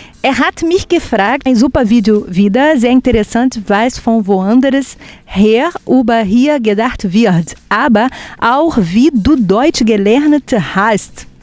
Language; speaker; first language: German; non-native, fluent; Portuguese